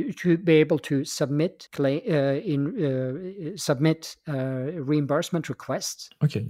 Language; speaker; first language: English; non-native, fluent; Swedish